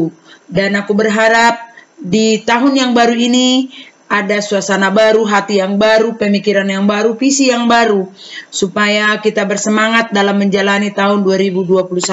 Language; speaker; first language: Indonesian; native; Indonesian